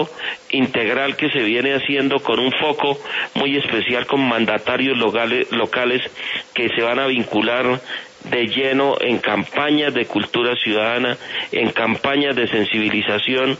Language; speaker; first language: Spanish; native; Spanish